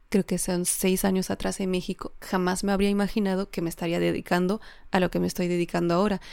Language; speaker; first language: Spanish; non-native, fluent; French